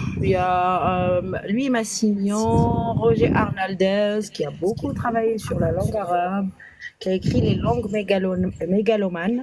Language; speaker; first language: French; native; French